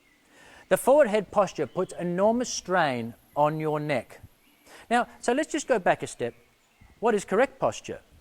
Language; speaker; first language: English; native; English